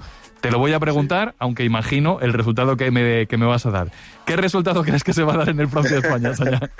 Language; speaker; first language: Spanish; native; Spanish